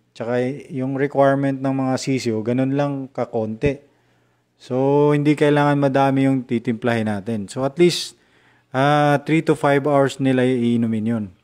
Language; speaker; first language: Filipino; non-native, local second language; Cebuano